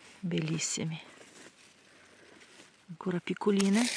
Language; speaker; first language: Italian; non-native, learner; Ukrainian